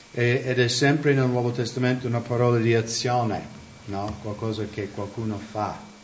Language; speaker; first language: Italian; non-native, fluent; English